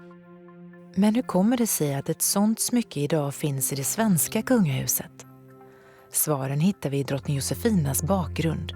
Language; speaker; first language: Swedish; native; Swedish